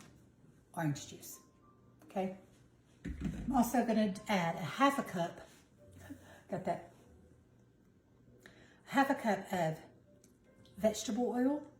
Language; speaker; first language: English; native; English